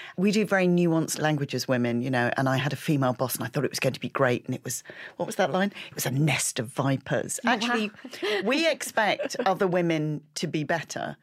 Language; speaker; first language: English; native; English